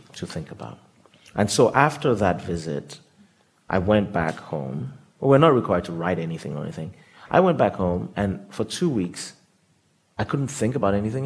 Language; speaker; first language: English; non-native, local second language; Yoruba